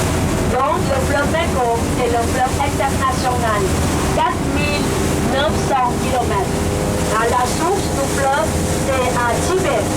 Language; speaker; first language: French; non-native, learner; Thai